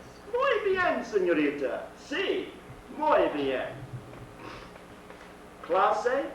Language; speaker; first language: Spanish; non-native, fluent; English